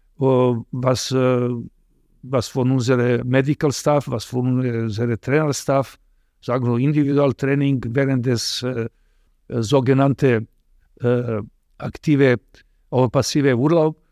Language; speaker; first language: German; non-native, fluent; Serbian